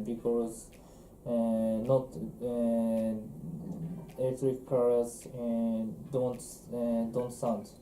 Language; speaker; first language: English; non-native, learner; Japanese